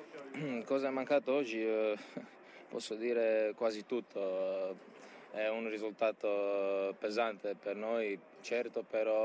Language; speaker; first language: Italian; non-native, fluent; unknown